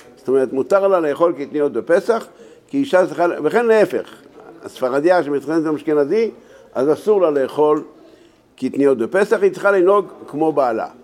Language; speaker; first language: Hebrew; native; Hebrew